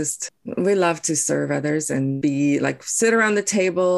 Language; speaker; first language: English; non-native, local second language; Afrikaans